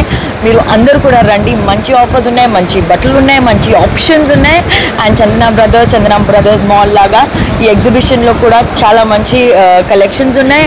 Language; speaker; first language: Telugu; non-native, learner; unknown